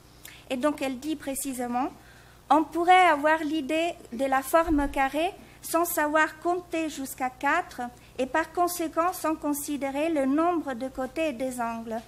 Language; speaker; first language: French; native; French